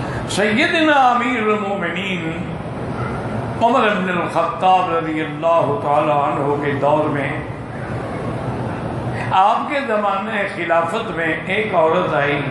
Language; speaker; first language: Urdu; native; Urdu